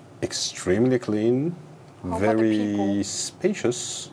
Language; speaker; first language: English; non-native, fluent; Arabic